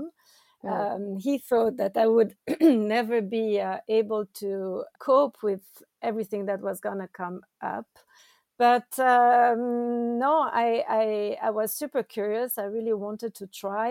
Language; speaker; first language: English; non-native, fluent; French